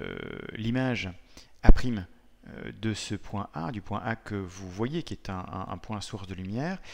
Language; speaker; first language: French; native; French